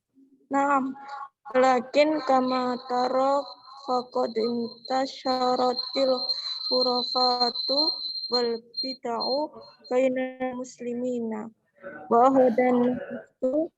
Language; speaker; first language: Arabic; non-native, learner; Indonesian